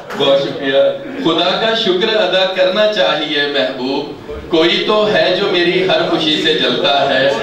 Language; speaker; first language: Urdu; non-native, local second language; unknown